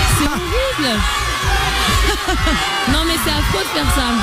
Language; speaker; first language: French; native; French